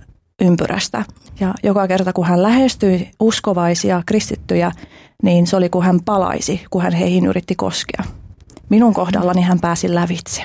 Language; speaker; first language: Finnish; early bilingual, other home language; Albanian